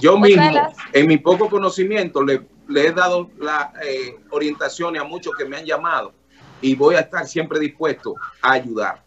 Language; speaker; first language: Spanish; native; Spanish